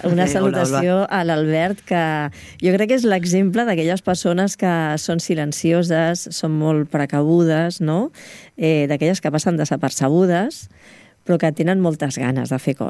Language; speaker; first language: Catalan; native; Catalan